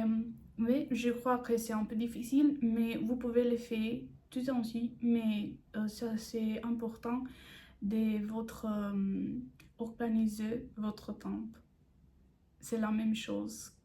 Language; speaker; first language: French; non-native, learner; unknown